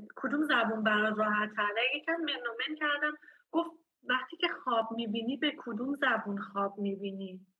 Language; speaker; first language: Persian; early bilingual, heritage; Persian